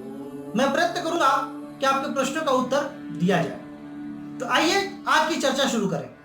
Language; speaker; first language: Hindi; native; Hindi